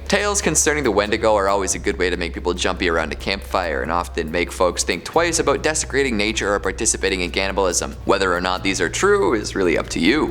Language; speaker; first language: English; native; English